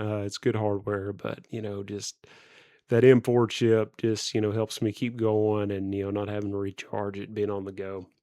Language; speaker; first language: English; native; English